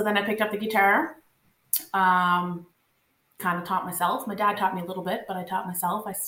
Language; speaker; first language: English; non-native, local second language; French